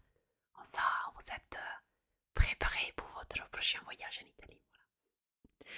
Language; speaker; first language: French; non-native, fluent; Italian